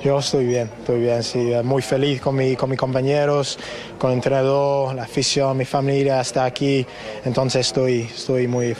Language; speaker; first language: Spanish; non-native, learner; English